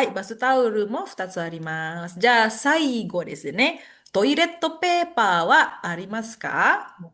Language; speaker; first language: Japanese; non-native, fluent; Indonesian